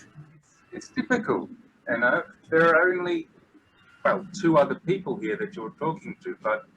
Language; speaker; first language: English; non-native, fluent; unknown